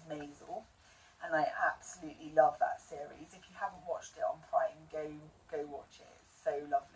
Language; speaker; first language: English; native; English